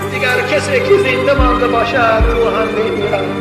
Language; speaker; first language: Persian; native; Persian